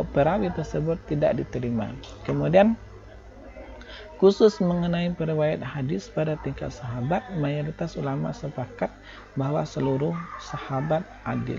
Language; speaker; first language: Indonesian; native; Indonesian